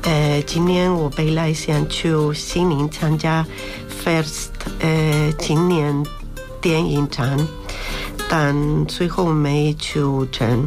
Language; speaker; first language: Chinese; non-native, fluent; Spanish